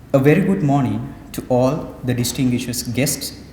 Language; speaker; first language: English; non-native, local second language; Sinhala